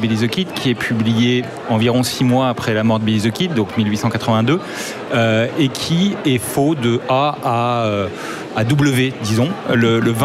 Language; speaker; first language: French; native; French